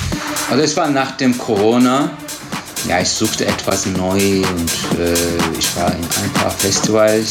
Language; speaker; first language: German; non-native, learner; Turkish